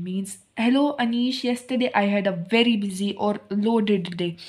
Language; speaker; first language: English; non-native, local second language; Hindi